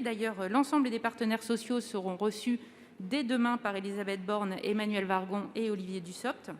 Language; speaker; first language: French; native; French